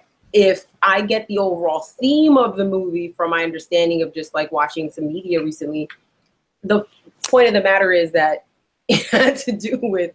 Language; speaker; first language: English; early bilingual, other home language; Spanish